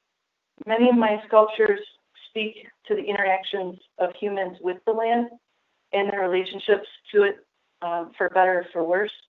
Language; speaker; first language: English; native; English